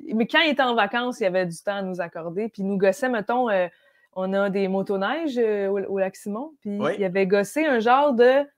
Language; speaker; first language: French; native; French